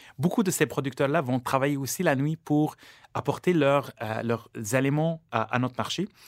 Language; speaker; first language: French; non-native, local second language; Arabic